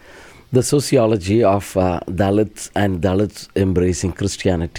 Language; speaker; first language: English; non-native, local second language; Malayalam